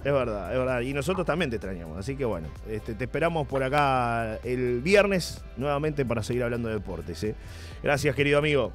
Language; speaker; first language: Spanish; native; Spanish